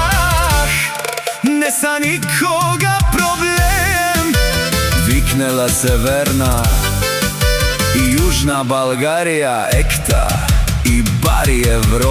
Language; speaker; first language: Bulgarian; non-native, local second language; Romany